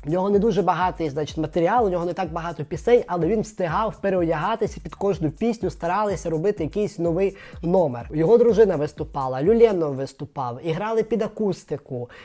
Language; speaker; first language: Ukrainian; native; Ukrainian